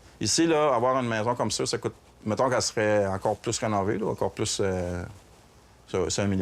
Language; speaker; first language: French; native; French